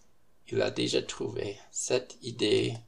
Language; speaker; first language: French; non-native, fluent; English